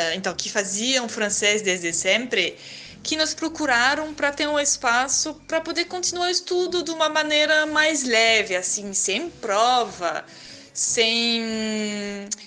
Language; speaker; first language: Portuguese; non-native, fluent; French